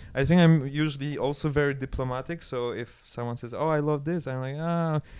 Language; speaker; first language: English; non-native, fluent; Polish